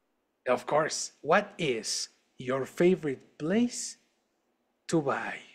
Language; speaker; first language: English; non-native, fluent; Spanish